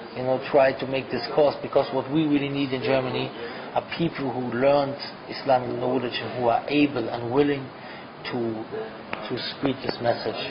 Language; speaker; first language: English; non-native, fluent; German